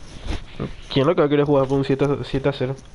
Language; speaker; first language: Spanish; native; Spanish